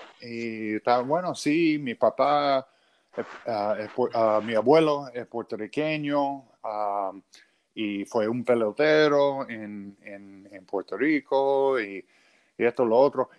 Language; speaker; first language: Spanish; non-native, fluent; English